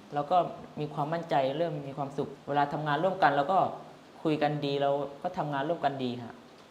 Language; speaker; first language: Thai; non-native, local second language; Hmong